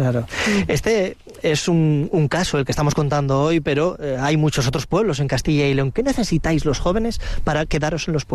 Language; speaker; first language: Spanish; native; Spanish